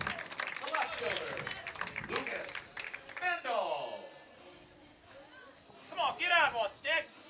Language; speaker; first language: English; native; English